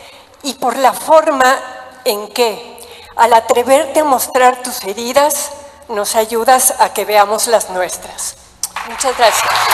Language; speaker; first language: Spanish; native; Spanish